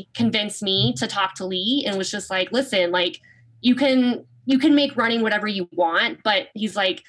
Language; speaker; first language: English; native; English